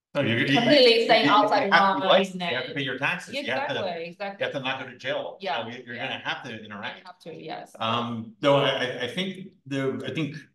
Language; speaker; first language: English; native; English